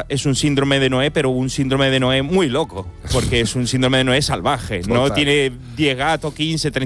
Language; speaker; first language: Spanish; native; Spanish